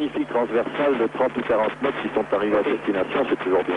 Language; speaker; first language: French; native; French